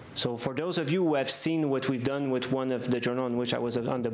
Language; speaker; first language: English; non-native, fluent; French